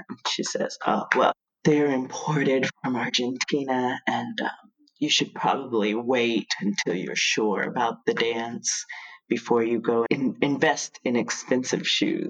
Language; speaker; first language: English; native; English